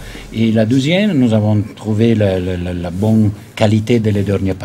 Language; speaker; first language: French; non-native, learner; Italian